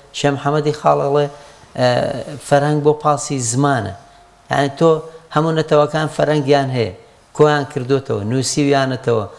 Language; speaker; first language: Central Kurdish; non-native, local second language; Gurani